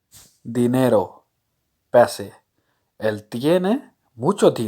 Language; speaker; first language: Spanish; non-native, fluent; Urdu